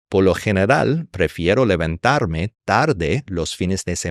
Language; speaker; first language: Spanish; non-native, fluent; English